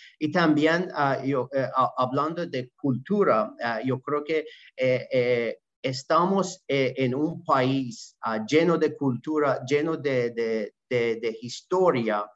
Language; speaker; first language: Spanish; non-native, learner; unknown